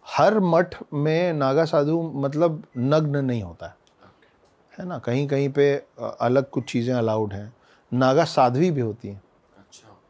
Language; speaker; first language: Hindi; native; Hindi